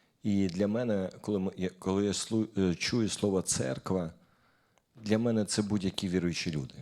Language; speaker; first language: Ukrainian; non-native, local second language; Russian